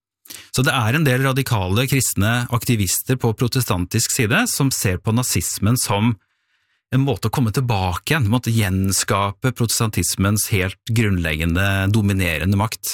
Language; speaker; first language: Norwegian; native; Norwegian